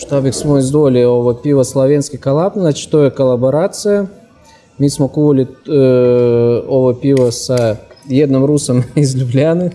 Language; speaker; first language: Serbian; non-native, fluent; Russian